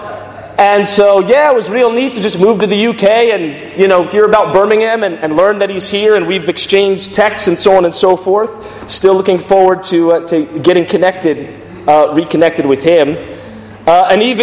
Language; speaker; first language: English; native; English